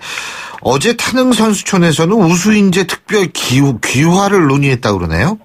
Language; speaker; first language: Korean; native; Korean